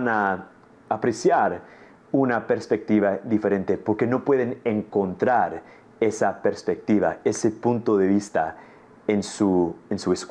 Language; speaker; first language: Spanish; non-native, fluent; English